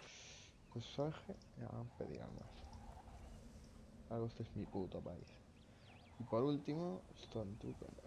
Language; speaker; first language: Spanish; native; Spanish